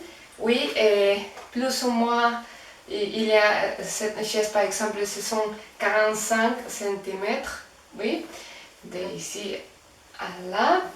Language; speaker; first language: French; non-native, fluent; Spanish